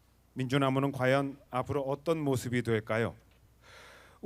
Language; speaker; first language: Korean; native; Korean